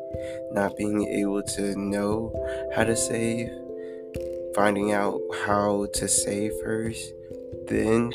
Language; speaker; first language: English; native; English